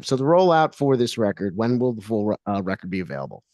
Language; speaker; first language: English; native; English